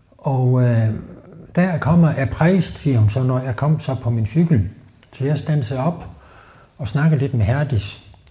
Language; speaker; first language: Danish; native; Danish